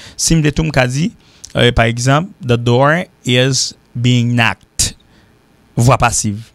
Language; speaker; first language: French; native; French